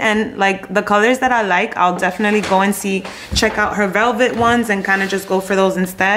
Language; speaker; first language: English; native; English